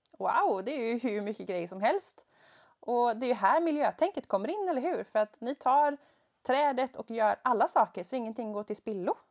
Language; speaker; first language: Swedish; native; Swedish